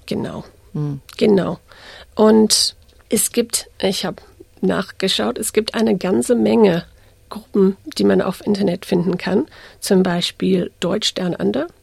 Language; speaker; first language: German; non-native, fluent; English